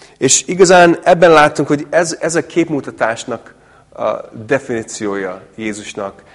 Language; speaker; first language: Hungarian; non-native, fluent; English